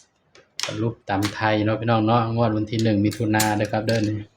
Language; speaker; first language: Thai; non-native, local second language; Lao